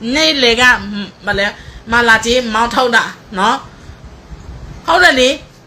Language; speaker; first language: Burmese; non-native, local second language; S'gaw Karen